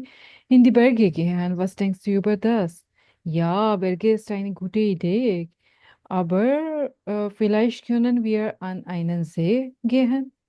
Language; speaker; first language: German; non-native, fluent; Urdu